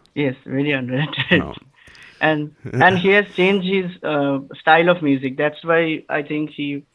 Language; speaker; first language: English; non-native, local second language; Bangla